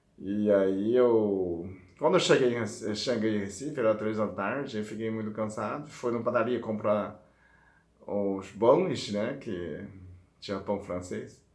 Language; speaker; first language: Portuguese; non-native, fluent; Chinese